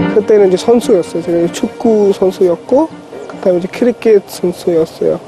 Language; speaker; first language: Korean; non-native, fluent; Urdu